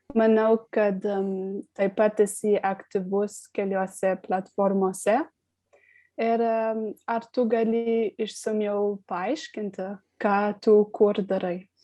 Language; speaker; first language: Lithuanian; non-native, learner; German